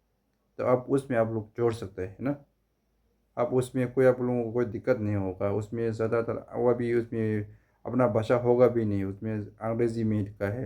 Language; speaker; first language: Hindi; non-native, fluent; Tibetan